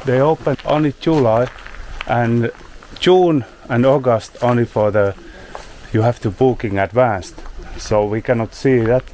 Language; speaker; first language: English; non-native, learner; Finnish